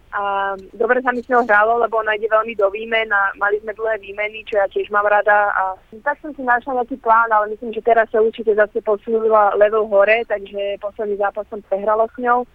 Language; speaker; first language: Slovak; early bilingual, heritage; Slovak